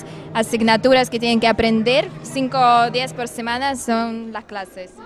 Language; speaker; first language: Spanish; non-native, fluent; Russian